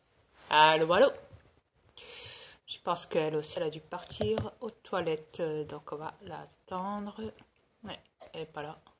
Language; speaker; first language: French; native; French